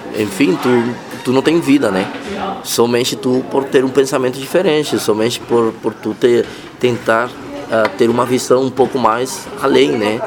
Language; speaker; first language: Portuguese; non-native, fluent; Spanish